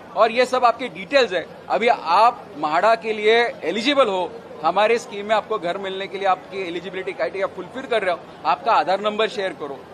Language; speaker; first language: Hindi; non-native, local second language; Marathi